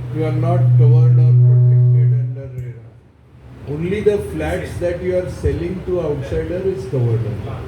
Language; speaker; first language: English; non-native, local second language; Marathi